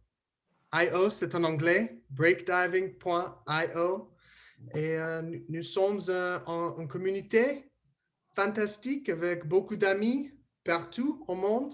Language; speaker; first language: French; non-native, learner; English